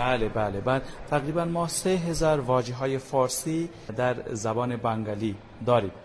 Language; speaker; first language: Persian; non-native, fluent; Bangla